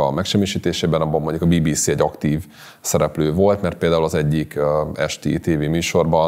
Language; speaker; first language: Hungarian; native; Hungarian